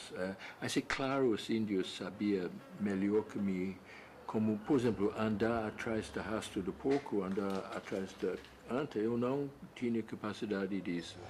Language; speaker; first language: Portuguese; non-native, fluent; English